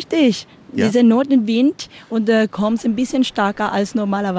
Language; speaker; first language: German; non-native, learner; Spanish